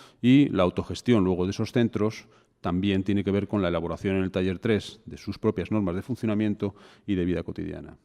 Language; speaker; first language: Spanish; native; Spanish